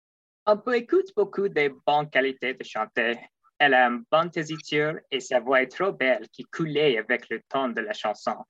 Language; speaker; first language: French; non-native, learner; English